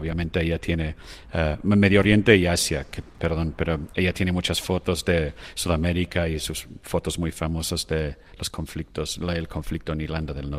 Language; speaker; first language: Spanish; non-native, fluent; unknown